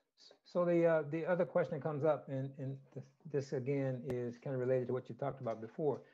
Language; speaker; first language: English; native; English